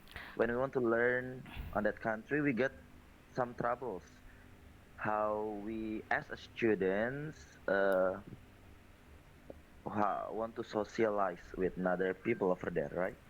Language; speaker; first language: English; non-native, learner; Indonesian